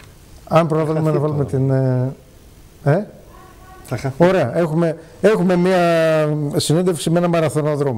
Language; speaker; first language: Greek; native; Greek